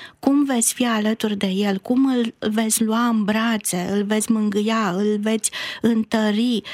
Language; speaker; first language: Romanian; native; Romanian